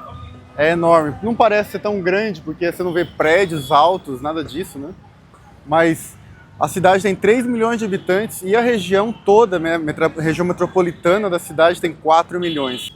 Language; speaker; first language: Portuguese; native; Portuguese